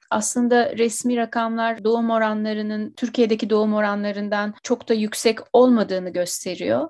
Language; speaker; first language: Turkish; native; Turkish